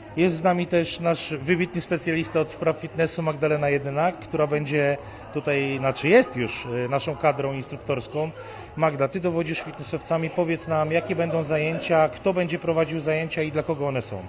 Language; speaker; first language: Polish; native; Polish